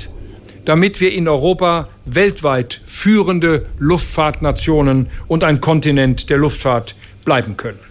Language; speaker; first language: German; native; German